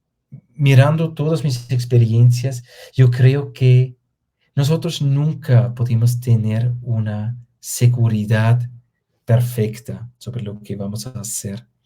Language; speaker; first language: Spanish; non-native, fluent; German